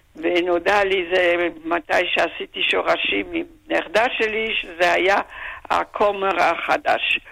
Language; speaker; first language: Hebrew; non-native, fluent; German